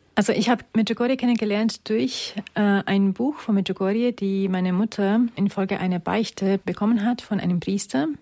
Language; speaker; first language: German; non-native, fluent; Romanian